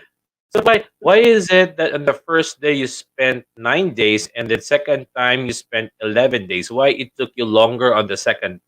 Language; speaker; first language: English; non-native, local second language; Filipino